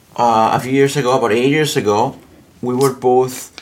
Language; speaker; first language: English; non-native, fluent; Spanish